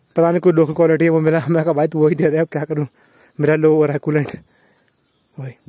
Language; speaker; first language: Hindi; native; Hindi